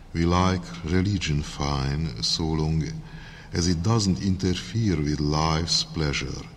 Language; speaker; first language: English; non-native, fluent; Hungarian